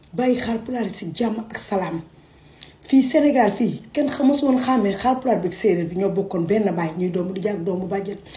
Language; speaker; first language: Wolof; non-native, local second language; Fula